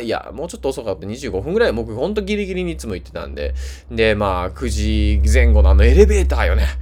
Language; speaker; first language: Japanese; native; Japanese